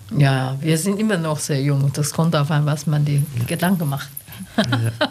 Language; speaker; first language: German; non-native, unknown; Chinese